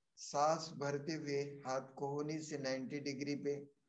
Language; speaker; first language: Hindi; non-native, local second language; Marathi